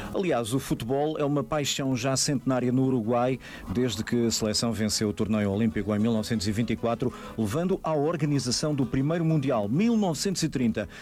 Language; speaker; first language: Portuguese; native; Portuguese